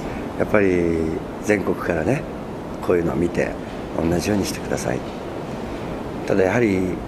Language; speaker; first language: Japanese; native; Japanese